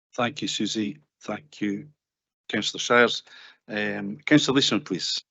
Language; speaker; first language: English; native; English